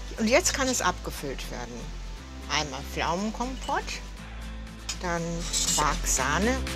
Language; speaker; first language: German; native; German